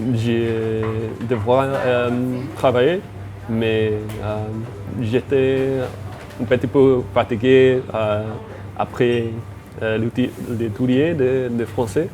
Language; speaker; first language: French; non-native, learner; English